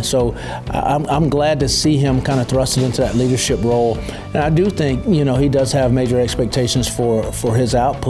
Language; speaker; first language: English; native; English